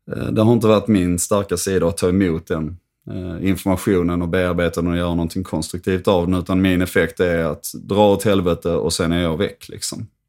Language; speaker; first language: Swedish; native; Swedish